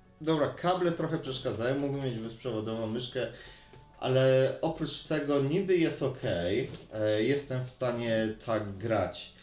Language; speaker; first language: Polish; native; Polish